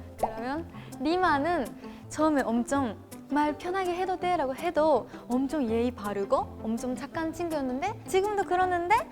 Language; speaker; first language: Korean; non-native, fluent; Japanese